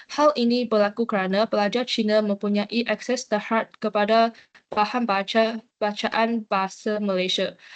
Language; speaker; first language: Malay; non-native, local second language; Chinese